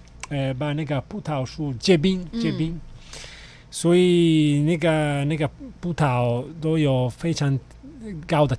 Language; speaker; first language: Chinese; non-native, fluent; Italian